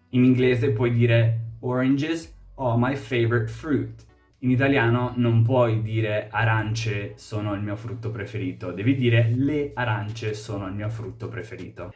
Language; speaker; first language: Italian; native; Italian